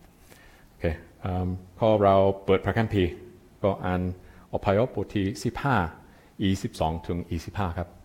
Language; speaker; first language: Thai; non-native, fluent; English